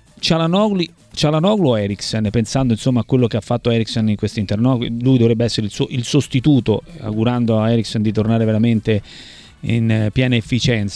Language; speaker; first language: Italian; native; Italian